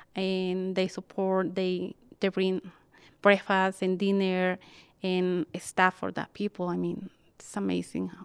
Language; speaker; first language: English; non-native, fluent; Spanish